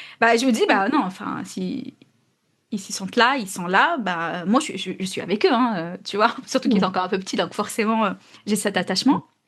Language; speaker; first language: French; non-native, local second language; Arabic